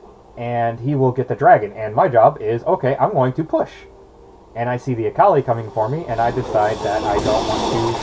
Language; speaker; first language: English; native; English